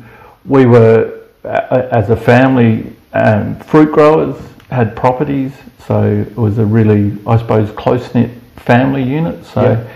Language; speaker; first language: English; native; English